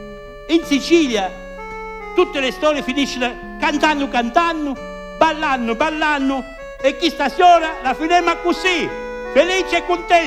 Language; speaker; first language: Italian; early bilingual, heritage; French